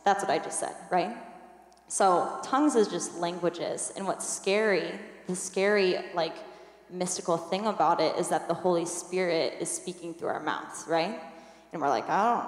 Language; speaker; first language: English; native; English